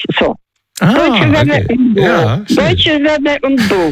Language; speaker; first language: German; non-native, fluent; Russian